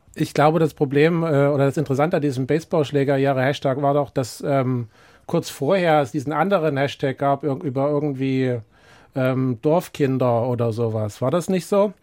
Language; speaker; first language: German; native; German